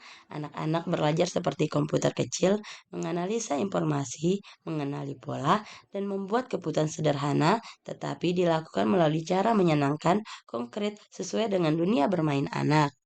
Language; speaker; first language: Indonesian; native; Indonesian